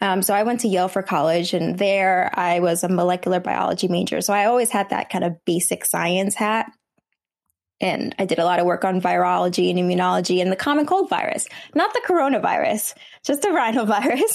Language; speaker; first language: English; early bilingual, other home language; Vietnamese